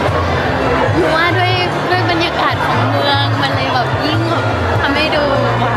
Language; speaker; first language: Thai; native; Thai